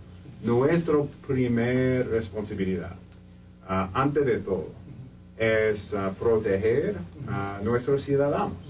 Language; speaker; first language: Spanish; non-native, fluent; English